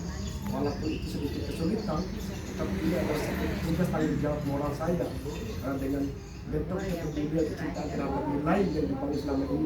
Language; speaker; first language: Indonesian; non-native, local second language; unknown